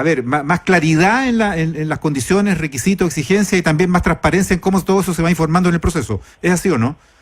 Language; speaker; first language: Spanish; native; Spanish